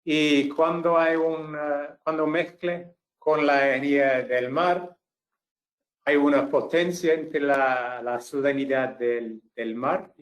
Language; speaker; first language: Spanish; non-native, fluent; English